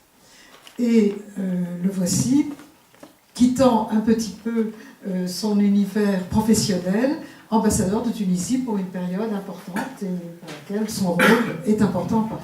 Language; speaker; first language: French; native; French